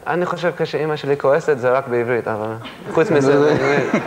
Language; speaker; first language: Hebrew; early bilingual, heritage; English